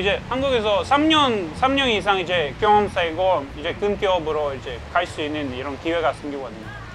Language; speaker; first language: Korean; non-native, fluent; Russian